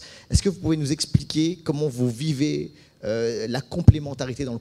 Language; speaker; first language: French; native; French